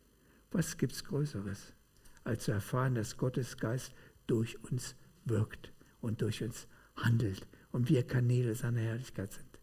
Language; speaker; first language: German; native; German